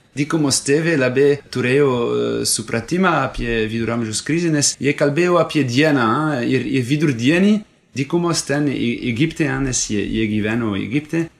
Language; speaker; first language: Lithuanian; non-native, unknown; French